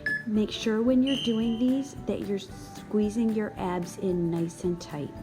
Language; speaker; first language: English; native; English